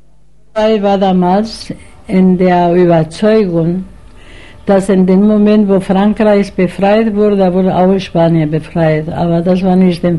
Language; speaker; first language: German; non-native, fluent; Spanish